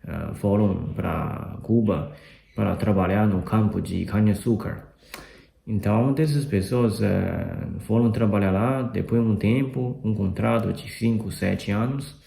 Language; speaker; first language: Portuguese; non-native, fluent; Chinese